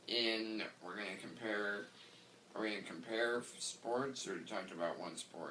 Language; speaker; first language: English; native; English